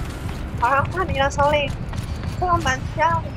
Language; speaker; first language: Chinese; native; Chinese